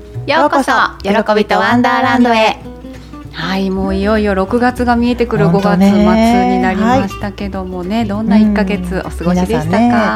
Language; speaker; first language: Japanese; native; Japanese